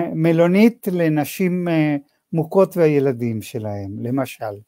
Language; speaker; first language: Hebrew; non-native, fluent; Spanish